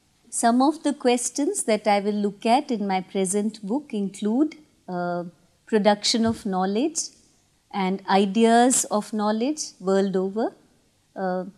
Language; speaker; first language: English; non-native, local second language; Tamil